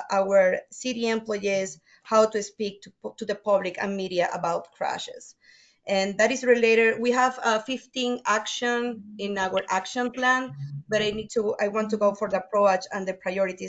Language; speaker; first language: English; non-native, fluent; Spanish